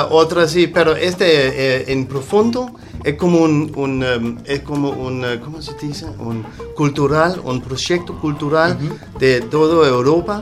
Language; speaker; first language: Spanish; non-native, learner; Danish